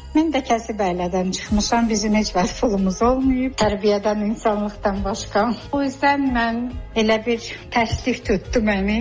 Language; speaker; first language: Azerbaijani; non-native, fluent; Georgian